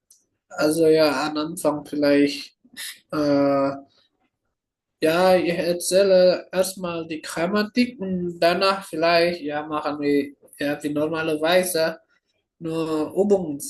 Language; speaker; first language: German; non-native, fluent; Indonesian